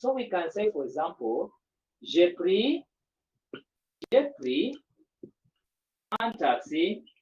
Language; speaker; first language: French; non-native, fluent; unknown